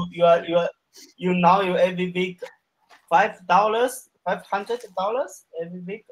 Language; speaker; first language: English; non-native, learner; Chinese